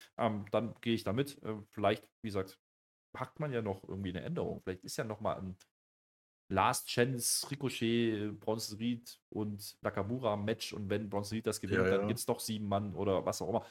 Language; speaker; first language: German; native; German